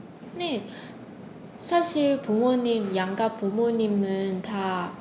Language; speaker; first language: Korean; non-native, fluent; Vietnamese